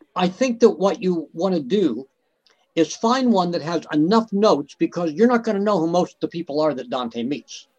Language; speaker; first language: English; native; English